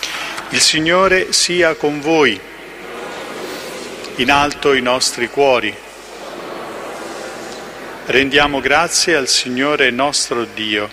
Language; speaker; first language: Italian; native; Italian